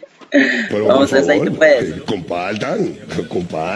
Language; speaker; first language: Spanish; native; Spanish